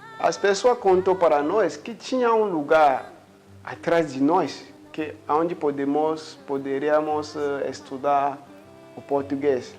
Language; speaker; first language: Portuguese; non-native, learner; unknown